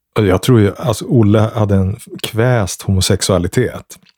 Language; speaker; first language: Swedish; native; Swedish